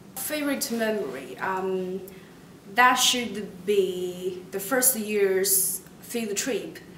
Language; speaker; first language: English; non-native, fluent; Chinese